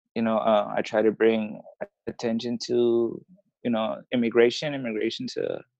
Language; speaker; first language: English; early bilingual, other home language; Spanish